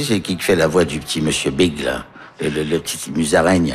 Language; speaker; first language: French; early bilingual, other home language; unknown